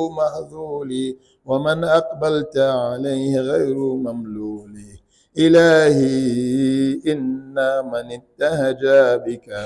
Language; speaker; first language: Arabic; non-native, fluent; Ganda